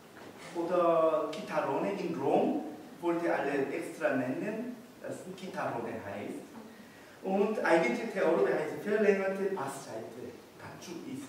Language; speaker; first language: German; non-native, learner; Korean